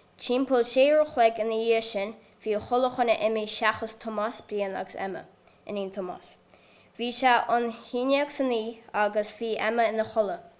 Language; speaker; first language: Irish; native; Irish